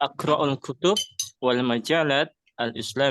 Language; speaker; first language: Arabic; non-native, learner; Indonesian